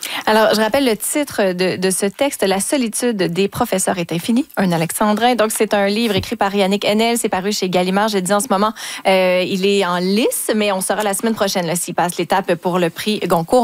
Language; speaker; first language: French; native; French